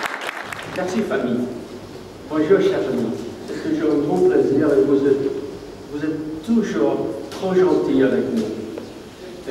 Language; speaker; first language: French; non-native, learner; English